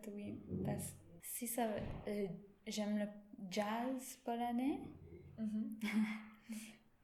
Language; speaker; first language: French; non-native, local second language; English